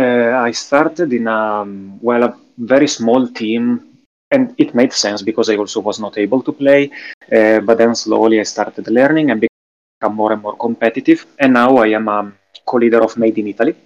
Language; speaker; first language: English; non-native, fluent; Italian